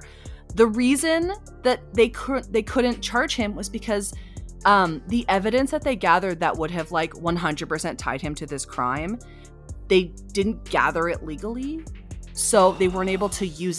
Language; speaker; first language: English; native; English